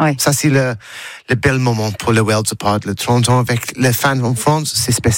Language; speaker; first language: French; non-native, learner; English